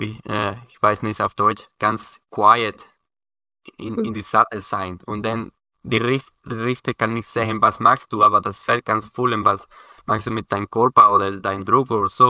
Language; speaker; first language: German; non-native, learner; Spanish